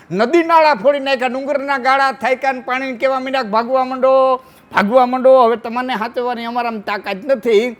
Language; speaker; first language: Gujarati; non-native, local second language; Kachhi